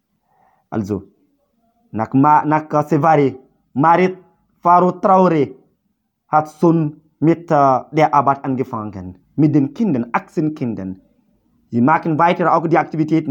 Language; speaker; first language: German; non-native, learner; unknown